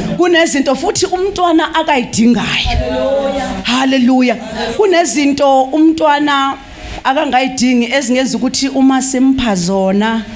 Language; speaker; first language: Zulu; native; Zulu